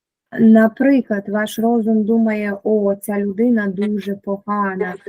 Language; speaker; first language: Ukrainian; native; Ukrainian